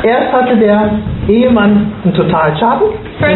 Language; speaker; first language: German; native; German